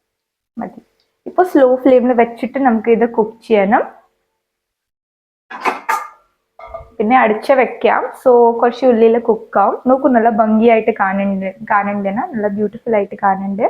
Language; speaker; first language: Malayalam; non-native, local second language; Hindi